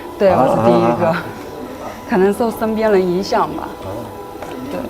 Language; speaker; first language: Chinese; native; Chinese